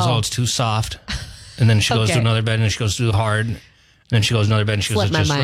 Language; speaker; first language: English; native; English